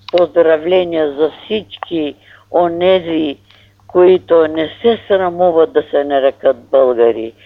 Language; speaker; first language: Bulgarian; native; Bulgarian